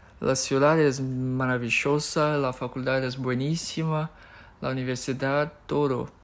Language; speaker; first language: Spanish; non-native, fluent; Portuguese